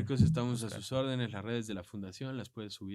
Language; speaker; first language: Spanish; native; Spanish